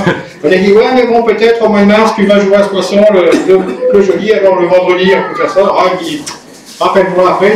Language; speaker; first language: French; native; French